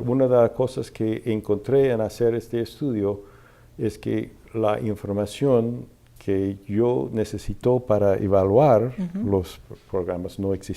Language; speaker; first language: Spanish; non-native, fluent; English